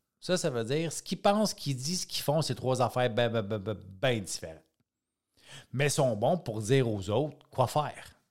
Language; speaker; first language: French; native; French